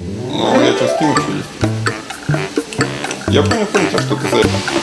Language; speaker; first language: Russian; native; Russian